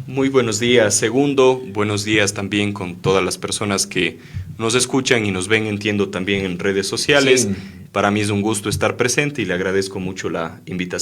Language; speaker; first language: Spanish; native; Spanish